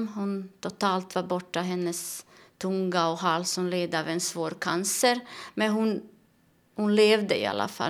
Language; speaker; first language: Swedish; non-native, learner; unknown